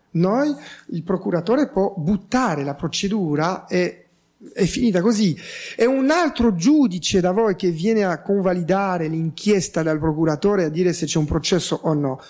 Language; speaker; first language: Italian; non-native, fluent; French